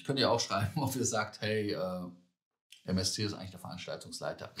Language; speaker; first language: German; native; German